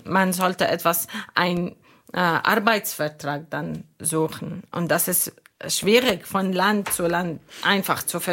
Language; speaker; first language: German; non-native, learner; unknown